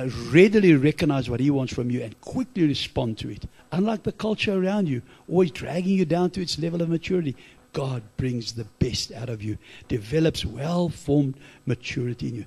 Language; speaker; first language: English; non-native, local second language; Afrikaans